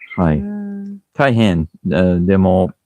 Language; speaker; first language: Japanese; non-native, learner; English